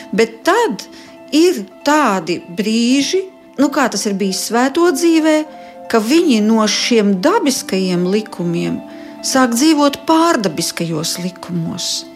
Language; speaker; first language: Latvian; native; Latvian